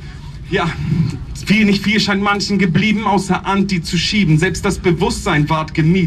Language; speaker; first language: German; native; German